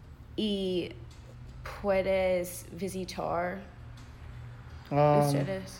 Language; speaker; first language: Spanish; non-native, learner; English